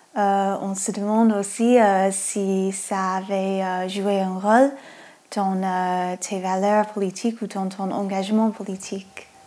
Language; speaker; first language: French; non-native, fluent; English